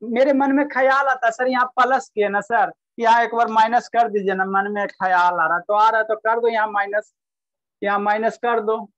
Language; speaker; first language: Hindi; native; Hindi